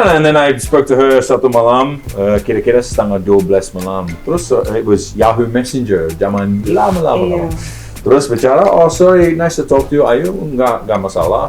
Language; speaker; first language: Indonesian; non-native, learner; English